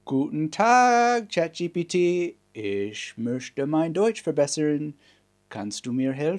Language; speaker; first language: German; non-native, learner; English